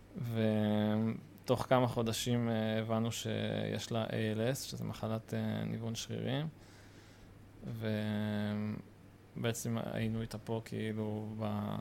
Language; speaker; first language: Hebrew; native; Hebrew